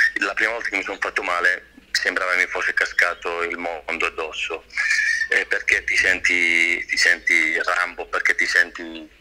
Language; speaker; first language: Italian; native; Italian